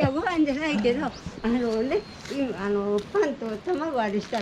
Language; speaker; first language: Japanese; native; Japanese